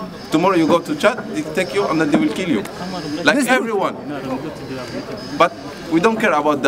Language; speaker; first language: English; non-native, learner; Arabic